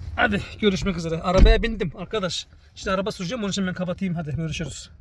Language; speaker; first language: Turkish; early bilingual, heritage; Turkish